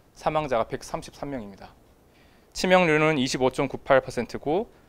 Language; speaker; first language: Korean; native; Korean